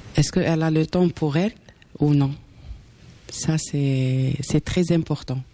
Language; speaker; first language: French; non-native, local second language; Arabic